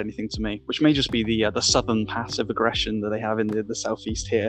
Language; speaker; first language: English; native; English